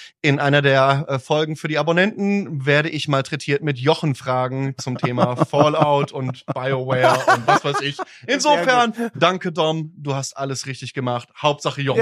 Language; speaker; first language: German; native; German